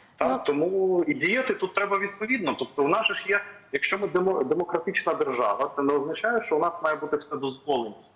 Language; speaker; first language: Ukrainian; non-native, local second language; Russian